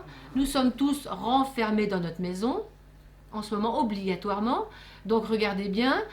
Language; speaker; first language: French; native; French